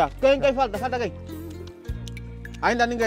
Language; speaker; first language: Vietnamese; non-native, learner; Portuguese